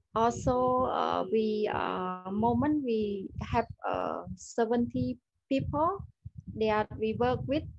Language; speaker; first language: English; non-native, learner; Khmer